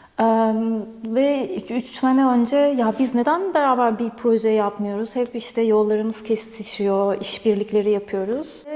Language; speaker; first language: Turkish; native; Turkish